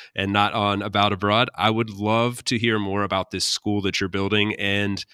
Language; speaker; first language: English; native; English